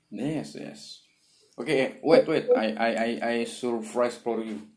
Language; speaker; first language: English; non-native, learner; Indonesian